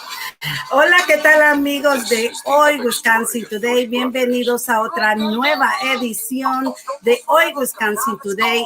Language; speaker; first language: Spanish; native; Spanish